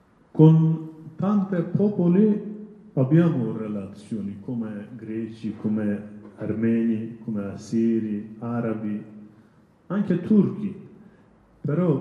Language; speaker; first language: Italian; non-native, learner; Kurdish